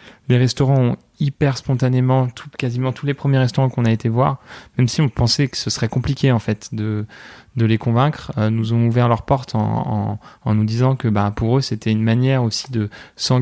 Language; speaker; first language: French; native; French